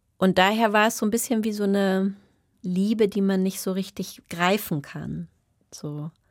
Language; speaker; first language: German; native; German